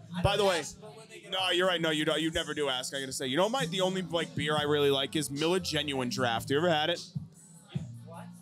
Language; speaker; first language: English; native; English